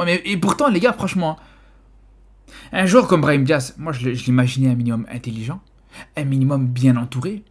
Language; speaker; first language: French; native; French